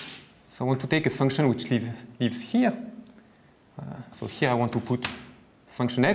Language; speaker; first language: English; non-native, fluent; French